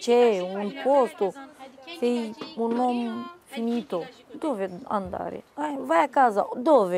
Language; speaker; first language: Italian; non-native, local second language; Romanian